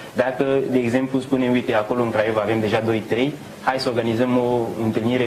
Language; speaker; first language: Romanian; non-native, fluent; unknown